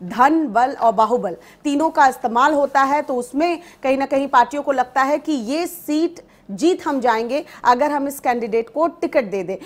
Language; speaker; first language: Hindi; native; Hindi